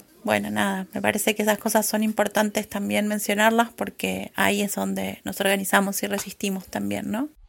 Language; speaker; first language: Spanish; native; Spanish